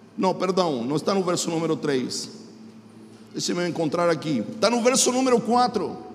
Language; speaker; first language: Portuguese; non-native, fluent; Spanish